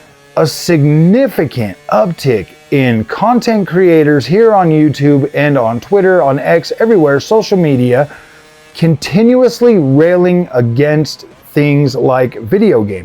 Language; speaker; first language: English; native; English